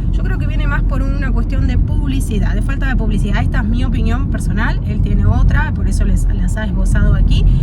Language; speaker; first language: Spanish; native; Spanish